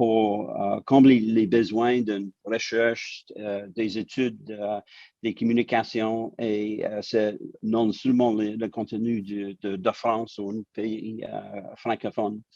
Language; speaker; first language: French; non-native, local second language; English